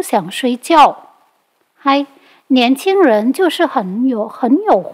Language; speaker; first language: Chinese; non-native, fluent; Vietnamese